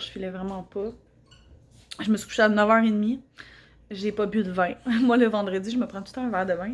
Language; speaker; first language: French; native; French